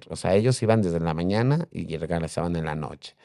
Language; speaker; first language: Spanish; native; Spanish